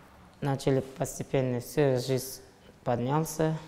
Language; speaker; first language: Russian; non-native, local second language; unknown